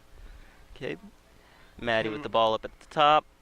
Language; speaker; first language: English; native; English